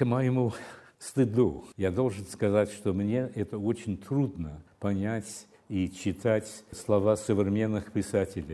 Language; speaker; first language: Russian; non-native, fluent; English